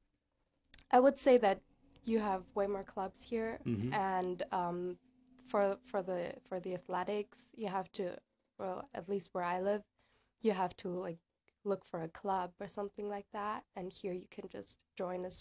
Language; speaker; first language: English; non-native, fluent; German